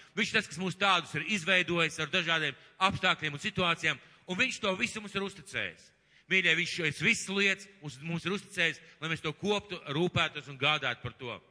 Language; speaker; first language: Latvian; native; Latvian